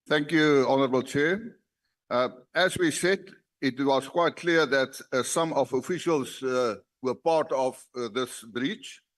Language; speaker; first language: English; non-native, local second language; Afrikaans